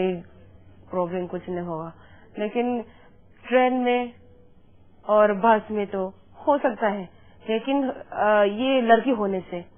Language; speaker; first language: Hindi; non-native, local second language; Manipuri